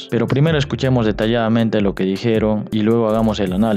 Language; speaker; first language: Spanish; native; Spanish